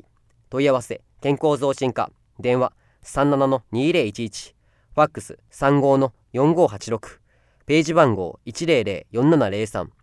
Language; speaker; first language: Japanese; native; Japanese